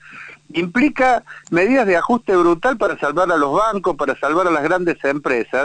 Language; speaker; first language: Spanish; native; Spanish